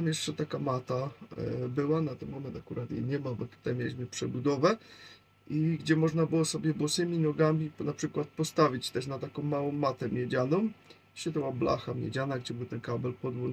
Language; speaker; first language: Polish; native; Polish